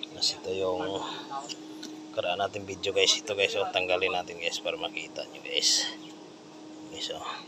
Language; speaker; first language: Filipino; non-native, local second language; Cebuano